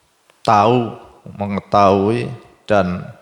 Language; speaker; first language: Indonesian; native; Indonesian